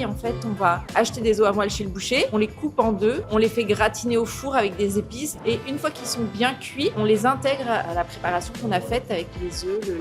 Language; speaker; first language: French; native; French